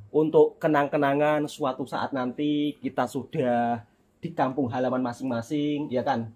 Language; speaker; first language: Indonesian; native; Indonesian